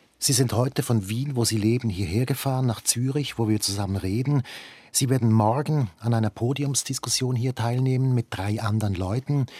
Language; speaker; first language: German; native; German